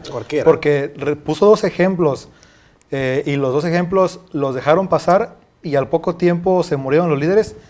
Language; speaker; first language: Spanish; native; Spanish